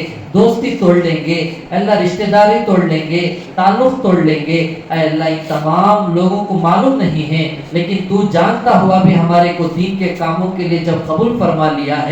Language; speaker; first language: Urdu; native; Urdu